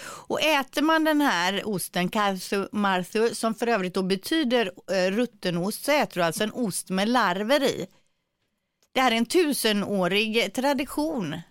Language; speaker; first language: Swedish; native; Swedish